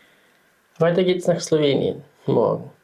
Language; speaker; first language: German; non-native, fluent; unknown